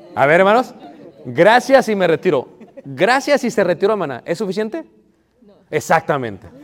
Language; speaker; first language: Spanish; early bilingual, heritage; Spanish